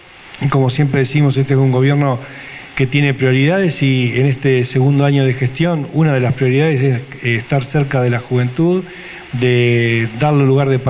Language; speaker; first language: Spanish; native; Spanish